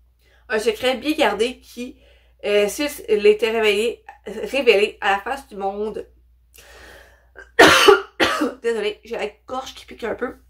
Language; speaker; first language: French; native; French